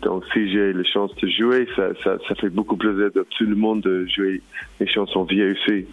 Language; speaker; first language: French; non-native, learner; English